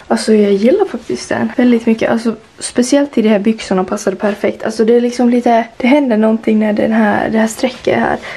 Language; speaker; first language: Swedish; native; Swedish